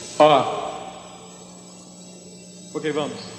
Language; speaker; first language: Portuguese; native; Portuguese